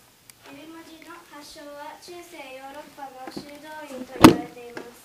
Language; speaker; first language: Japanese; early bilingual, heritage; Japanese